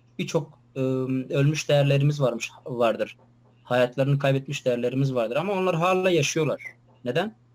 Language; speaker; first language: Turkish; non-native, local second language; Kurdish